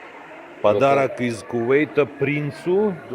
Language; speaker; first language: Russian; native; Russian